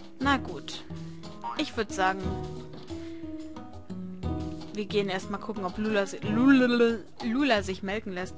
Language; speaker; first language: German; native; German